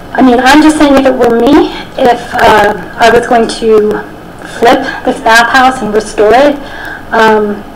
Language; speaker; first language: English; native; English